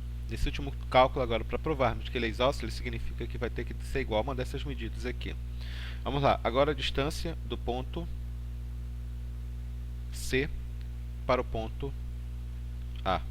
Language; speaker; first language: Portuguese; native; Portuguese